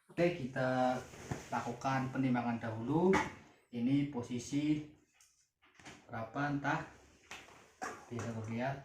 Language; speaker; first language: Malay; non-native, local second language; Javanese